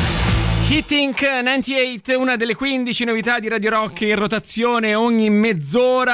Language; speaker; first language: Italian; native; Italian